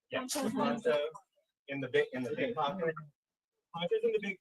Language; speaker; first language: English; native; English